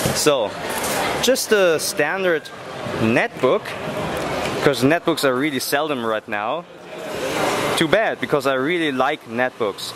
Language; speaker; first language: English; non-native, fluent; German